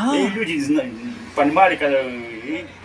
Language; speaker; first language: Russian; early bilingual, heritage; Russian